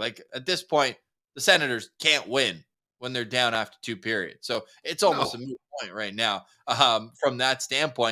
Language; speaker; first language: English; native; English